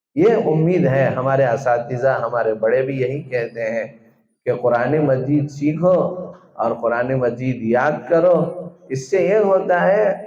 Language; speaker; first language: Urdu; native; Urdu